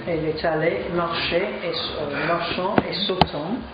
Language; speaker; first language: French; non-native, fluent; English